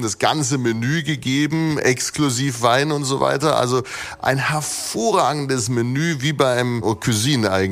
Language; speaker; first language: German; native; German